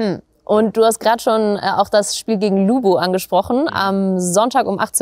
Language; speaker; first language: German; native; German